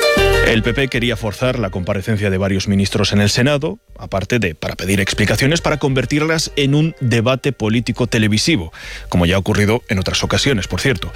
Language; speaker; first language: Spanish; native; Spanish